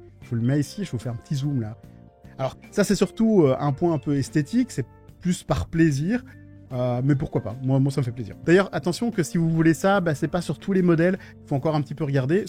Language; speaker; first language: French; native; French